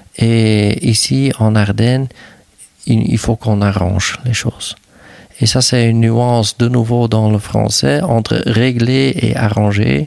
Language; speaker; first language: French; non-native, local second language; Dutch